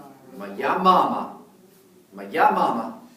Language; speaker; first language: Russian; non-native, fluent; English